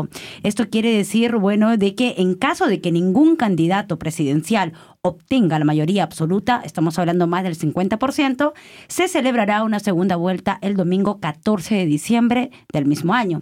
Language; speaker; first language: Spanish; native; Spanish